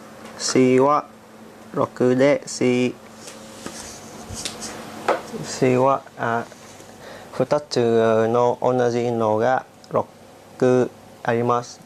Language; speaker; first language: Japanese; non-native, learner; Vietnamese